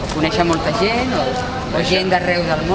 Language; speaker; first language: Catalan; native; Catalan